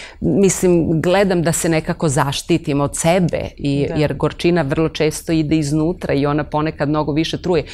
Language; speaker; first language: Serbian; non-native, local second language; Romanian